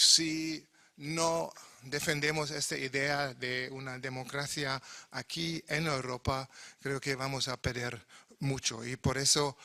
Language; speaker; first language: Spanish; non-native, fluent; German